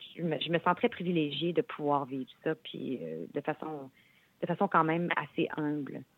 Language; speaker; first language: French; native; French